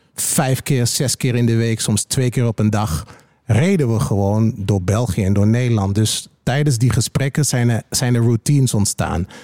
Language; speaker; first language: Dutch; native; Dutch